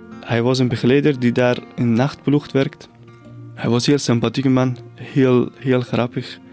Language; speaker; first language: Dutch; non-native, fluent; Persian